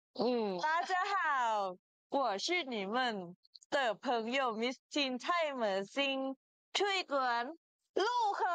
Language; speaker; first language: Chinese; non-native, learner; Thai